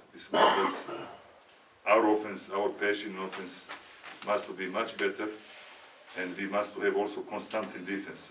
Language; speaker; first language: English; non-native, learner; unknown